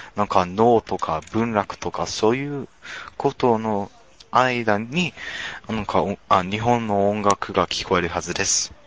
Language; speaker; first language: Japanese; non-native, learner; English